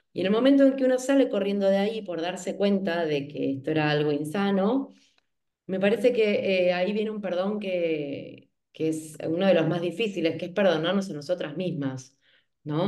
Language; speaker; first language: Spanish; native; Spanish